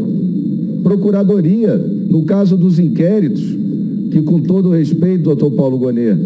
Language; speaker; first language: Portuguese; native; Portuguese